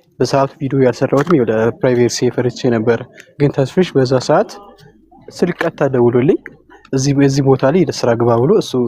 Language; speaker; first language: Amharic; native; Amharic